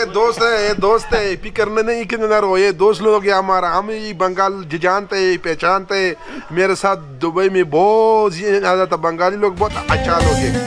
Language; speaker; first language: Hindi; non-native, learner; Pashto